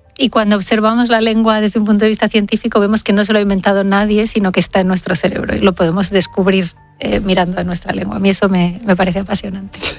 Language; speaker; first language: Spanish; native; Spanish